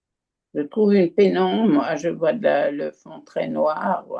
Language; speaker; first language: French; native; French